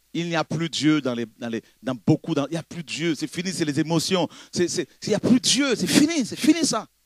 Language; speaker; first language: French; non-native, local second language; Lingala